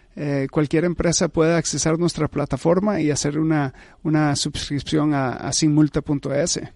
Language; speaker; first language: Spanish; early bilingual, heritage; Spanish